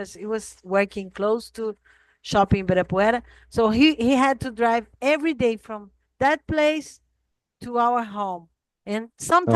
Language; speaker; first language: English; non-native, fluent; Portuguese